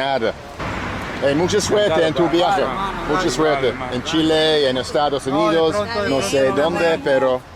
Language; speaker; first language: Spanish; non-native, learner; English